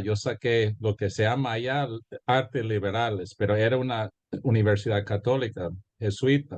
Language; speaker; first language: Spanish; early bilingual, heritage; Spanish